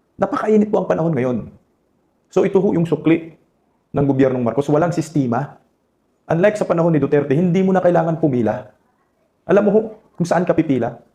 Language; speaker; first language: Filipino; non-native, local second language; Cebuano